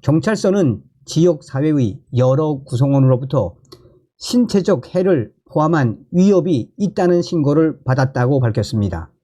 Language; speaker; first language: Korean; native; Korean